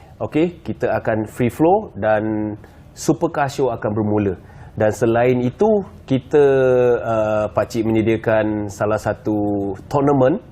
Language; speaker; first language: Malay; native; Malay